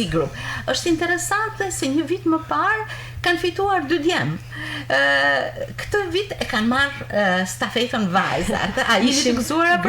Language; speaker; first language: Albanian; native; Albanian